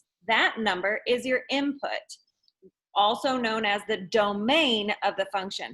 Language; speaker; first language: English; native; English